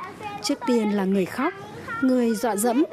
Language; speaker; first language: Vietnamese; native; Vietnamese